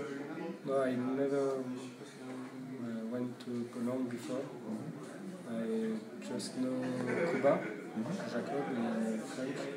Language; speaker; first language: English; non-native, learner; French